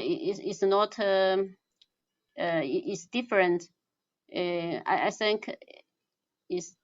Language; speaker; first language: English; non-native, learner; Chinese